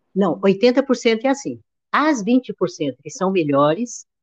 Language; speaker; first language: Portuguese; native; Portuguese